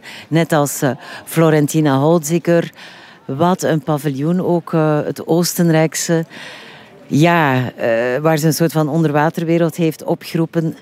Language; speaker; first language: Dutch; native; Dutch